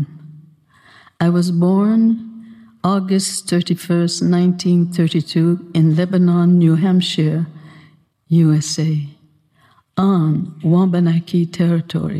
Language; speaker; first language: English; native; English